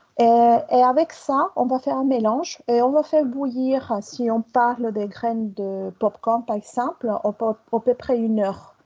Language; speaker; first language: French; non-native, fluent; Spanish